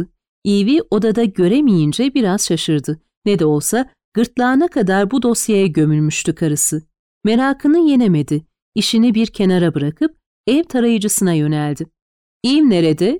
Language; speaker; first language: Turkish; native; Turkish